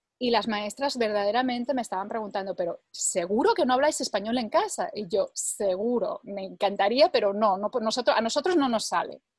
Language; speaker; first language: Spanish; early bilingual, other home language; English